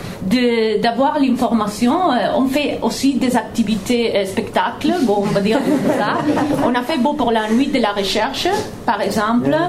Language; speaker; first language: French; non-native, fluent; Italian